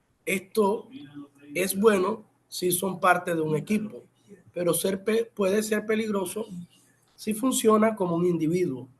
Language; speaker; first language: Spanish; native; Spanish